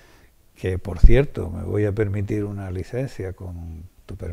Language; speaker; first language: Spanish; native; Spanish